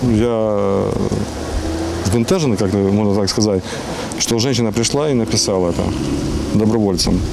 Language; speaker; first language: Ukrainian; non-native, local second language; Russian